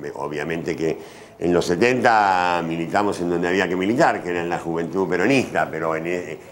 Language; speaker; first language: Spanish; native; Spanish